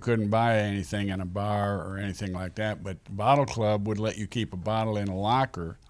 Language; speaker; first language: English; native; English